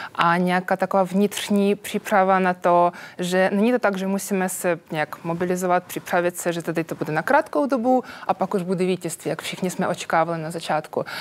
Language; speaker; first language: Czech; non-native, fluent; Ukrainian